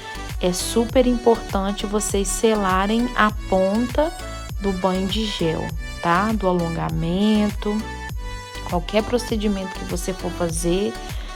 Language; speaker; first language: Portuguese; native; Portuguese